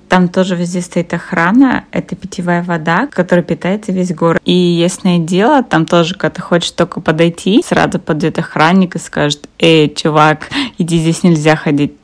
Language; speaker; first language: Russian; native; Russian